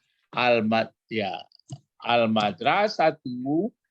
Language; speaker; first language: Arabic; non-native, fluent; Indonesian